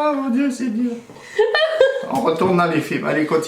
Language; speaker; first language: French; native; French